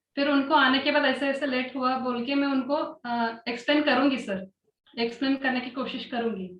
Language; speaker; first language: Hindi; non-native, local second language; Kannada